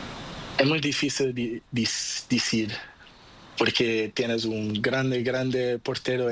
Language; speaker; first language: Spanish; non-native, learner; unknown